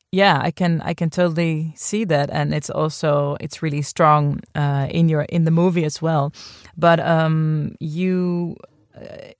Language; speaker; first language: English; non-native, fluent; Dutch